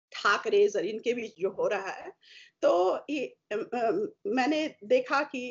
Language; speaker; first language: Hindi; native; Hindi